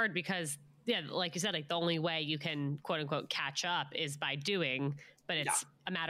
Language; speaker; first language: English; native; English